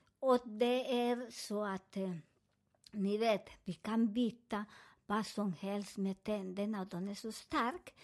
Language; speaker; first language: Swedish; non-native, learner; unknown